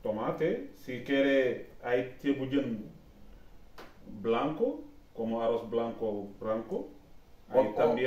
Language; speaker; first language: Spanish; non-native, learner; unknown